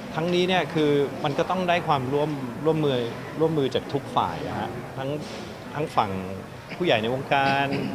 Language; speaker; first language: Thai; non-native, local second language; English